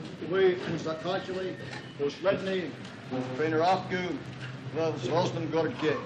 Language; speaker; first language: Russian; non-native, learner; English